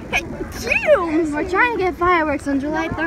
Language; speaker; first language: English; native; English